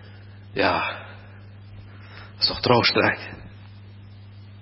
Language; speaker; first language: Dutch; native; Dutch